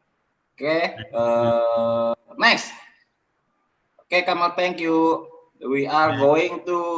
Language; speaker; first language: English; non-native, learner; Indonesian